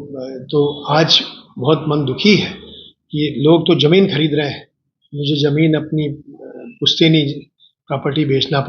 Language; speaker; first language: Hindi; native; Hindi